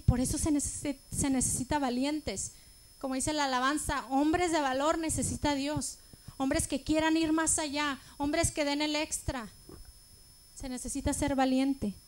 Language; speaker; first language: Spanish; native; Spanish